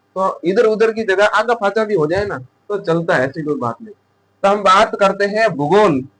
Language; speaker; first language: Hindi; native; Hindi